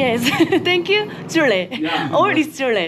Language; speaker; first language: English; non-native, learner; Korean